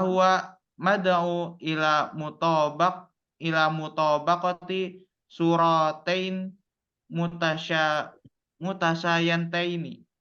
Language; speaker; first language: Arabic; non-native, learner; Indonesian